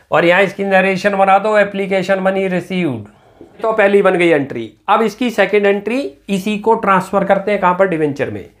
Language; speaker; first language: Hindi; native; Hindi